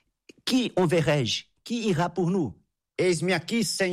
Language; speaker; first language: French; non-native, fluent; Portuguese